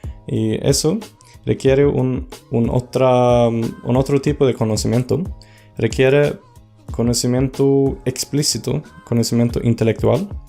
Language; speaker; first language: Spanish; non-native, fluent; Swedish